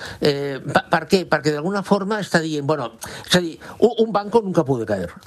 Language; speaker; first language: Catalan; non-native, local second language; Spanish